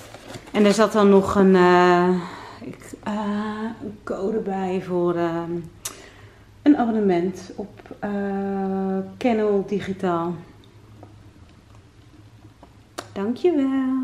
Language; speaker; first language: Dutch; native; Dutch